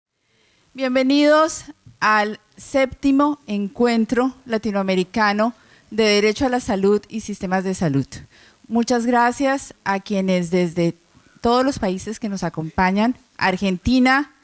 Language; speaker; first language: Spanish; native; Spanish